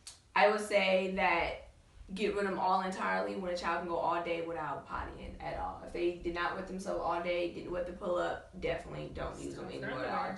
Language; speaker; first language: English; native; English